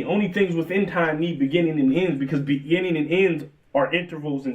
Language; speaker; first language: English; native; English